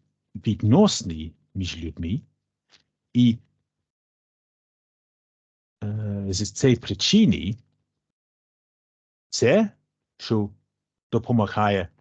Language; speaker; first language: Ukrainian; non-native, learner; English